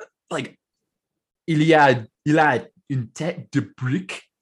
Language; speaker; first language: French; non-native, learner; English